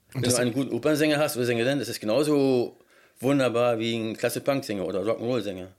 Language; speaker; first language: German; early bilingual, heritage; German